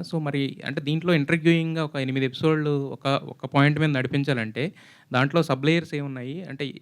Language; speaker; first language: Telugu; native; Telugu